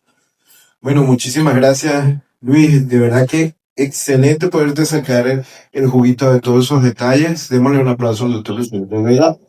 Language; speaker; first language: Spanish; native; Spanish